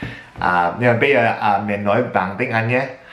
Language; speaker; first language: Vietnamese; non-native, learner; English